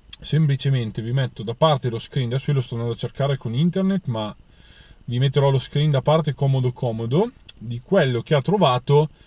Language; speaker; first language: Italian; native; Italian